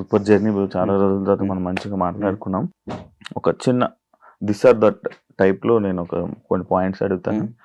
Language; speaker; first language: Telugu; native; Telugu